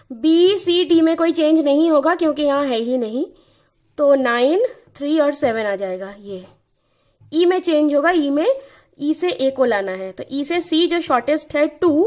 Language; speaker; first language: Hindi; non-native, local second language; Bangla